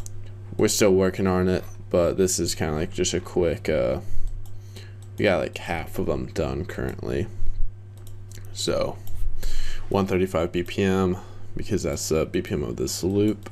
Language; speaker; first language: English; native; English